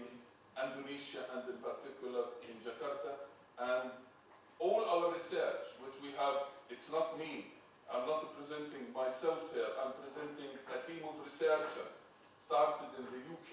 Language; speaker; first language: English; non-native, fluent; Arabic